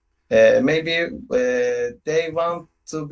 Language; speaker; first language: English; non-native, learner; Turkish